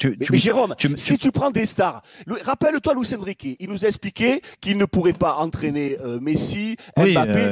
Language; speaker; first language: French; native; French